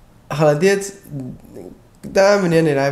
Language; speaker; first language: Russian; non-native, learner; English